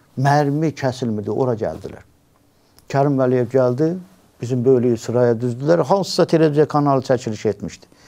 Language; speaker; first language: Azerbaijani; native; Azerbaijani